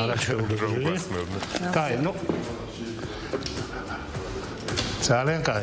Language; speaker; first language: Georgian; non-native, fluent; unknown